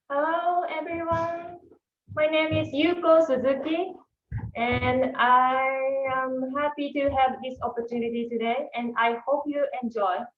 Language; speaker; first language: English; non-native, fluent; Japanese